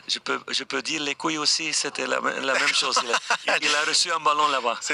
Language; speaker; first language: French; non-native, fluent; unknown